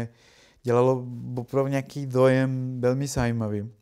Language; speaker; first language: Czech; non-native, learner; Spanish